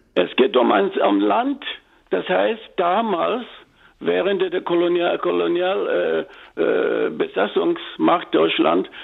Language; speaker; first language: German; non-native, fluent; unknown